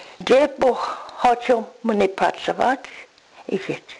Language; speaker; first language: Polish; non-native, learner; English